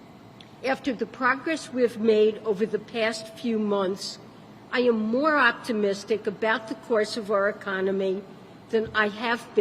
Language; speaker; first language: English; native; English